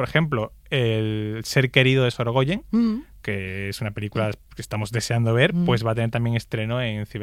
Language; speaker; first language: Spanish; native; Spanish